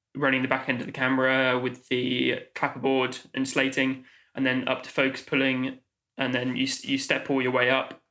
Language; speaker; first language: English; native; English